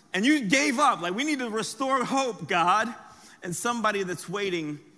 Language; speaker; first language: English; early bilingual, other home language; French